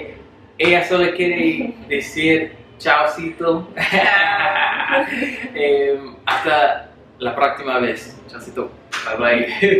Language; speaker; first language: Spanish; non-native, learner; English